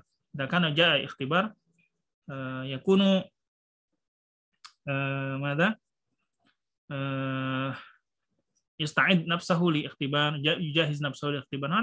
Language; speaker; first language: Arabic; non-native, fluent; Indonesian